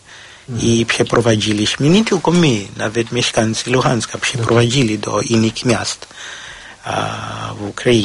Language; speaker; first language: Polish; non-native, learner; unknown